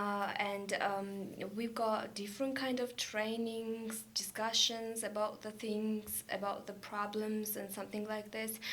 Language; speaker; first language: English; non-native, learner; Georgian